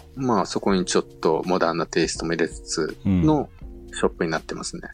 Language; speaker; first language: Japanese; native; Japanese